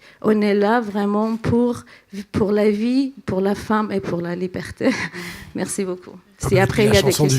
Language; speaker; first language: French; non-native, fluent; Central Kurdish